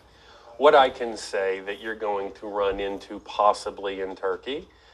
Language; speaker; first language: English; native; English